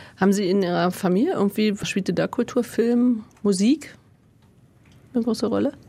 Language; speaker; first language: German; native; German